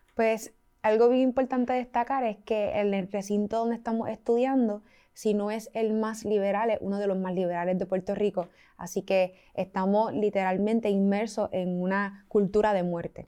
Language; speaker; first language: Spanish; native; Spanish